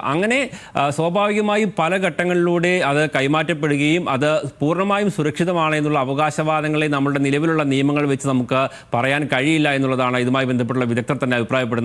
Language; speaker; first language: Malayalam; native; Malayalam